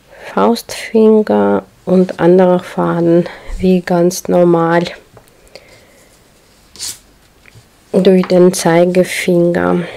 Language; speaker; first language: German; non-native, learner; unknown